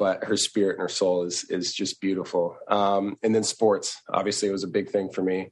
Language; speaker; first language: English; native; English